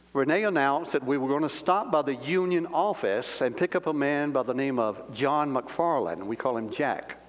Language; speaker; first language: English; native; English